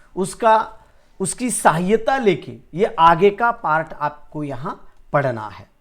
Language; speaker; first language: Hindi; non-native, local second language; Marathi